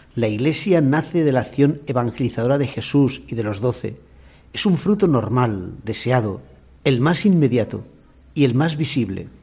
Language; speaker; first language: Spanish; native; Spanish